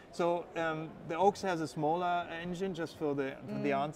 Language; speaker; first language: English; non-native, fluent; German